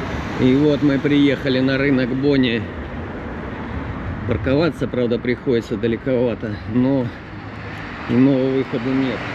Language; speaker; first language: Russian; native; Russian